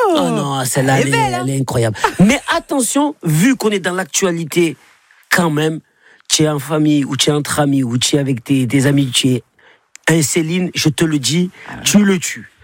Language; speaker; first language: French; native; French